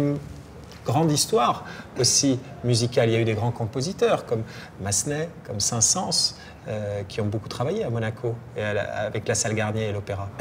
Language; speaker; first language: French; native; French